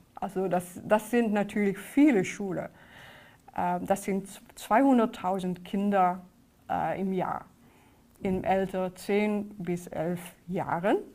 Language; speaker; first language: German; non-native, fluent; Dutch